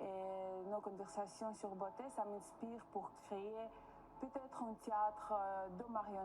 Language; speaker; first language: French; non-native, learner; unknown